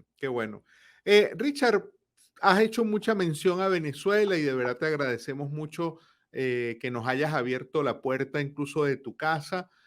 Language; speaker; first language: Spanish; native; Spanish